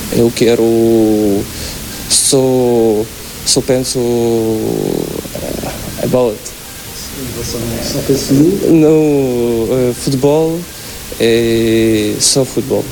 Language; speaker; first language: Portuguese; non-native, learner; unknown